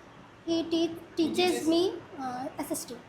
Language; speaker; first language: English; non-native, learner; Hindi